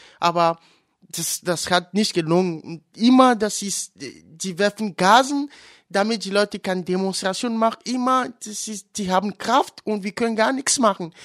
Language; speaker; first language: German; non-native, learner; Ewe